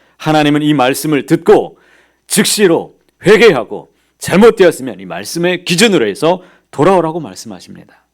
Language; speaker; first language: Korean; native; Korean